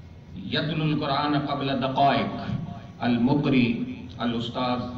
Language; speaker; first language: Arabic; non-native, learner; Urdu